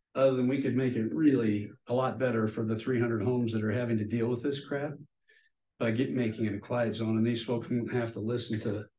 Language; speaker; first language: English; native; English